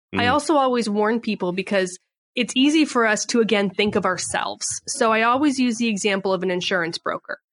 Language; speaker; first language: English; native; English